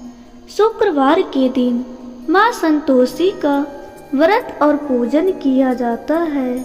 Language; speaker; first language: Hindi; native; Hindi